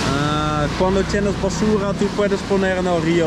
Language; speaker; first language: Spanish; non-native, learner; Dutch